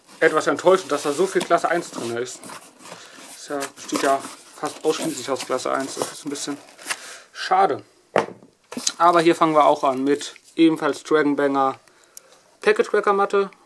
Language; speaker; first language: German; native; German